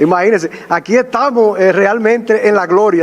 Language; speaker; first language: Spanish; native; Spanish